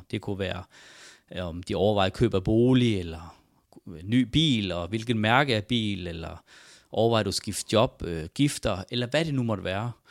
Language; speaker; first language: Danish; native; Danish